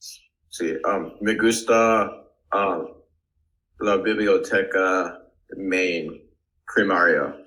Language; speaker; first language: Spanish; non-native, learner; English